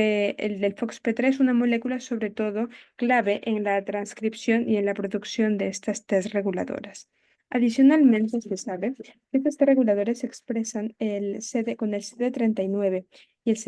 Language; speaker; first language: Spanish; native; Spanish